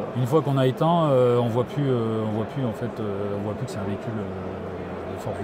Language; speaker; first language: French; native; French